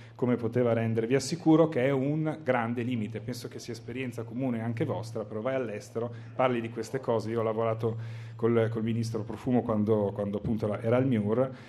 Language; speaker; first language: Italian; native; Italian